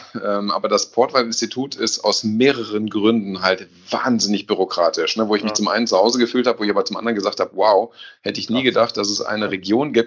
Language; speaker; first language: German; native; German